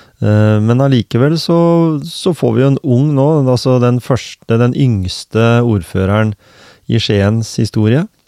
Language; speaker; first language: Norwegian; native; Norwegian